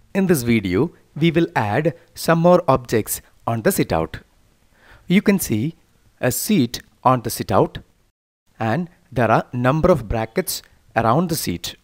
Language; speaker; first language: English; non-native, local second language; Malayalam